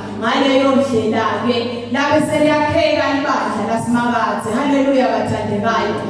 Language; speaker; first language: Zulu; non-native, local second language; Swati